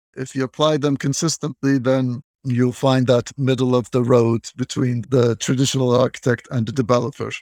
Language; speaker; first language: English; non-native, fluent; Turkish